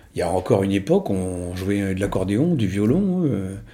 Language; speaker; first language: French; native; French